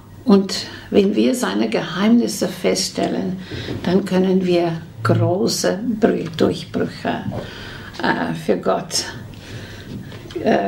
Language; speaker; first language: German; non-native, fluent; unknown